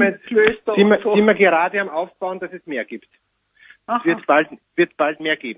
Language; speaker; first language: German; native; German